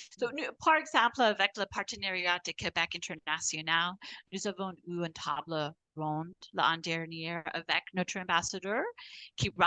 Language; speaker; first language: French; non-native, fluent; English